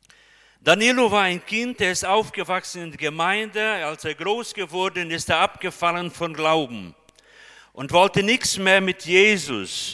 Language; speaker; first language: German; non-native, fluent; Portuguese